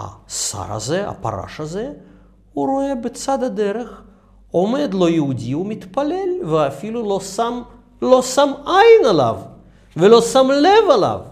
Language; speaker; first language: Hebrew; non-native, fluent; Russian